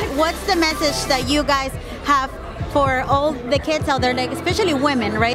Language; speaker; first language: English; non-native, fluent; Spanish